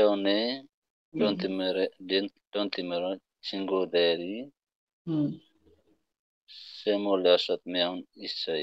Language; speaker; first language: Korean; non-native, learner; Tetum